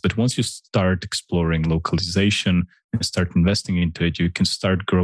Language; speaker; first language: English; non-native, fluent; Slovenian